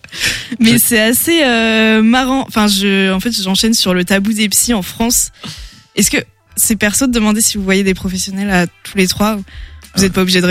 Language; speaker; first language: French; native; French